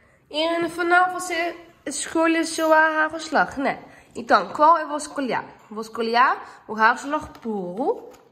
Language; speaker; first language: Portuguese; non-native, learner; Dutch